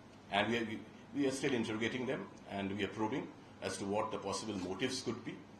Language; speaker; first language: English; non-native, local second language; Bangla